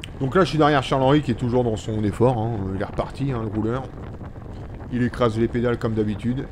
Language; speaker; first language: French; native; French